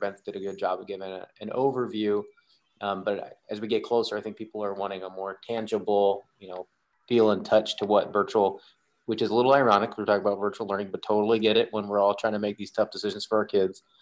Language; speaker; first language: English; native; English